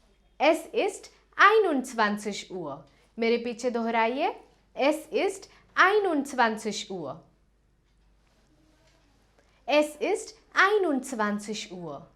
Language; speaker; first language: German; non-native, fluent; Hindi